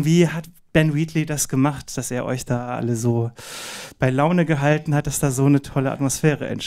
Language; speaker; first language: German; native; German